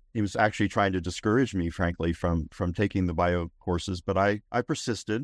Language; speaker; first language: English; native; English